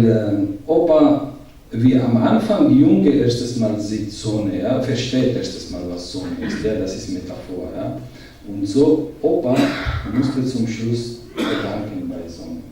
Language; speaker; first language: German; non-native, learner; Georgian